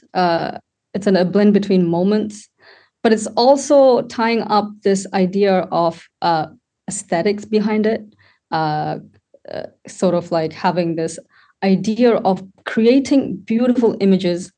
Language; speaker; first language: English; non-native, local second language; Tamil